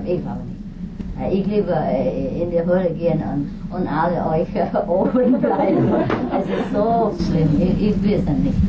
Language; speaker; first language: German; non-native, fluent; Vietnamese